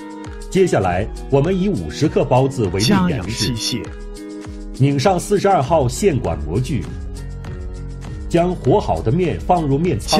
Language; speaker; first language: Chinese; native; Chinese